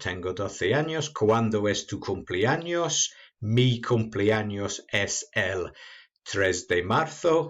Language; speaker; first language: Spanish; non-native, learner; English